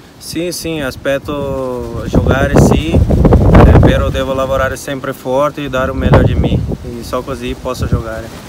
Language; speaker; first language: Italian; non-native, learner; Portuguese